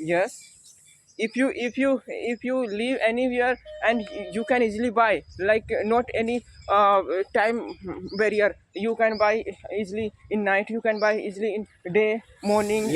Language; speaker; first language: English; non-native, learner; Hindi